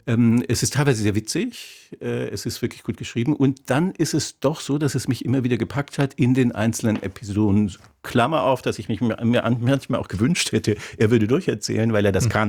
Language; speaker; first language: German; native; German